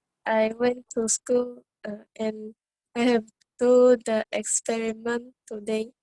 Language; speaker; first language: English; non-native, learner; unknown